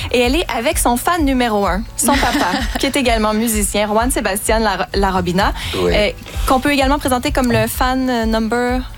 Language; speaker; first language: French; native; French